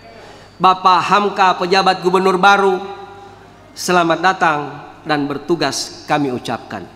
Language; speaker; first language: Indonesian; native; Indonesian